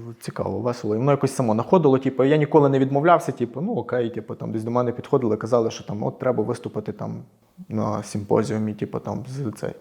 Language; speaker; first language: Ukrainian; native; Ukrainian